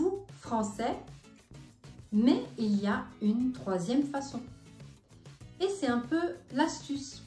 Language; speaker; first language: French; non-native, fluent; Italian